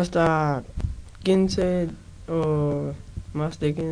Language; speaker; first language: Spanish; non-native, local second language; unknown